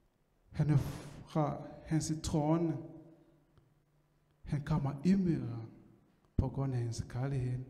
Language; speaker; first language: Danish; non-native, learner; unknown